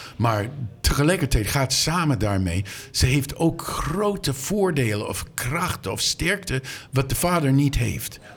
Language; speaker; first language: Dutch; non-native, learner; English